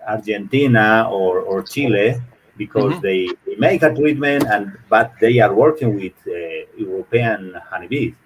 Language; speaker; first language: English; non-native, learner; Spanish